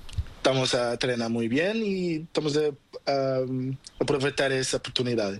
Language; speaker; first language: Spanish; non-native, learner; Portuguese